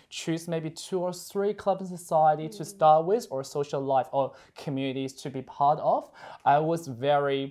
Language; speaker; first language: English; non-native, fluent; Chinese